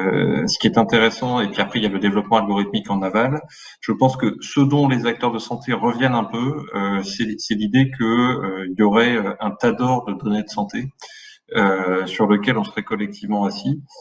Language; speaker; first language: French; native; French